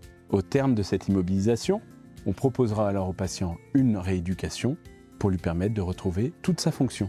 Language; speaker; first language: French; native; French